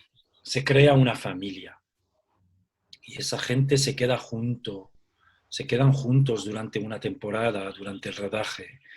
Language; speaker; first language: Spanish; early bilingual, heritage; Spanish